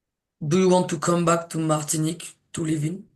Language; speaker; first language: English; non-native, learner; French